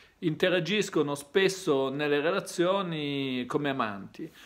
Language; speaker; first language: Italian; native; Italian